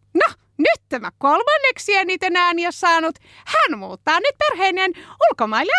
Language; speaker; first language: Finnish; native; Finnish